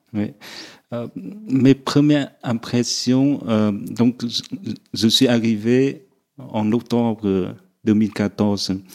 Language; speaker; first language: French; non-native, fluent; Vietnamese